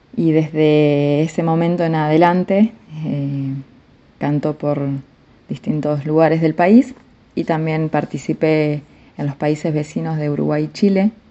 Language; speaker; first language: Spanish; native; Spanish